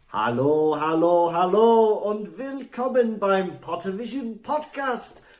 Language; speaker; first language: German; non-native, learner; English